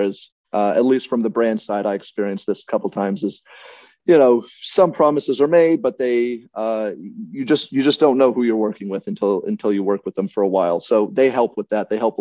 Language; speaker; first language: English; native; English